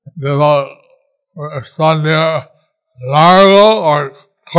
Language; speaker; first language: Spanish; non-native, learner; English